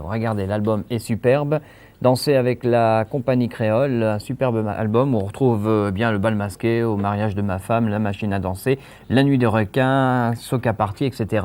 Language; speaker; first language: French; native; French